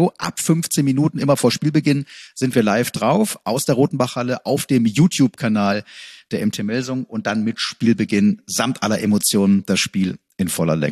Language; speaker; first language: German; native; German